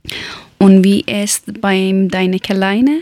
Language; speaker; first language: German; non-native, learner; Persian